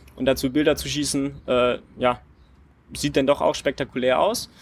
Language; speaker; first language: German; native; German